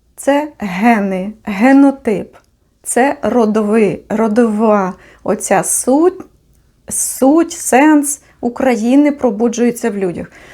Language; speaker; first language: Ukrainian; native; Ukrainian